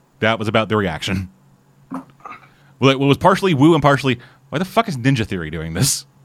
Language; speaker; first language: English; native; English